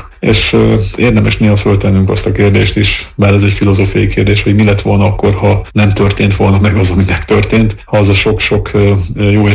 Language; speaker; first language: Hungarian; native; Hungarian